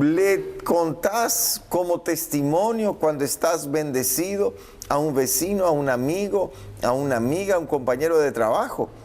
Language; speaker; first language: Spanish; native; Spanish